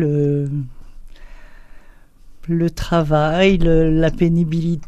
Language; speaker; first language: French; native; French